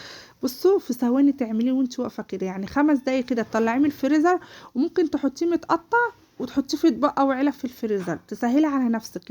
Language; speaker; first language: Arabic; native; Arabic